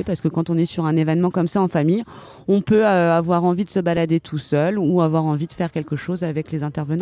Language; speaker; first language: French; native; French